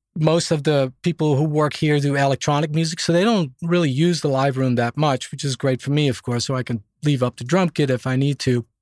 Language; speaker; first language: English; non-native, fluent; Dutch